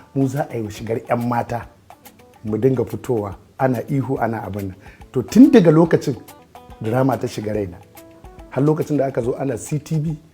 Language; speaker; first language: Hausa; native; Hausa